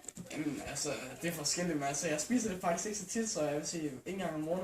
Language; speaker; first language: Danish; native; Danish